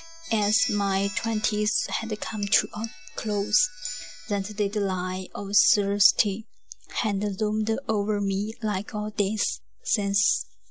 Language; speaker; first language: English; non-native, learner; Chinese